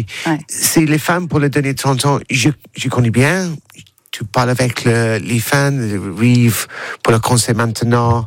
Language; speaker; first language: French; non-native, learner; English